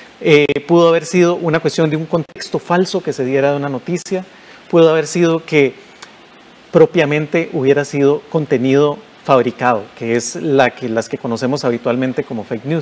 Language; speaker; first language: Spanish; native; Spanish